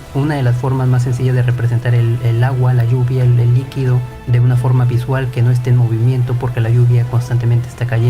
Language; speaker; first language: Spanish; native; Spanish